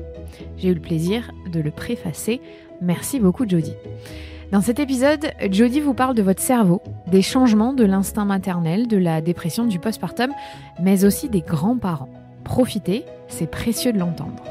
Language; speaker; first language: French; native; French